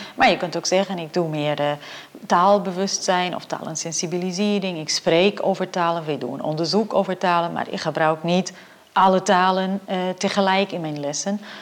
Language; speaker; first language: Dutch; non-native, fluent; Portuguese